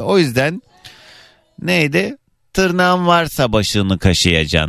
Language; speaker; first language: Turkish; native; Turkish